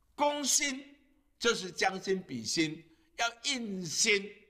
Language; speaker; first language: Chinese; native; Chinese